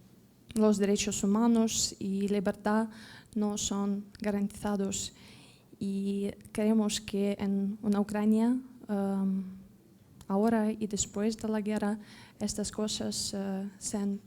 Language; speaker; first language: Spanish; non-native, fluent; Ukrainian